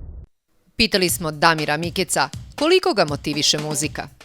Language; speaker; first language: Serbian; native; Serbian